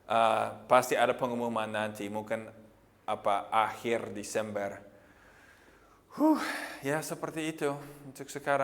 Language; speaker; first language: Indonesian; non-native, fluent; English